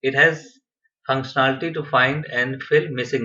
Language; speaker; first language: English; non-native, local second language; Hindi